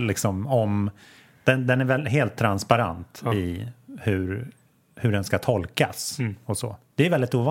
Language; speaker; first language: Swedish; native; Swedish